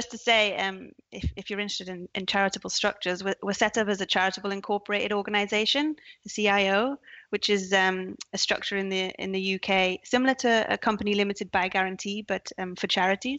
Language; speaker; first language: English; native; English